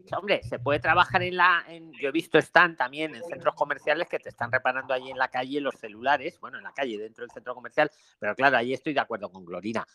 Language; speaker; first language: Spanish; native; Spanish